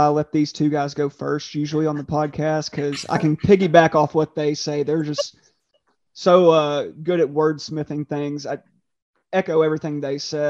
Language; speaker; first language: English; native; English